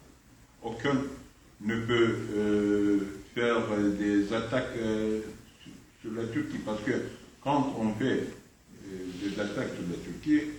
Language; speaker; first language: French; non-native, fluent; Turkish